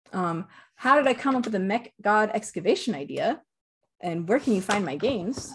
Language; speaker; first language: English; native; English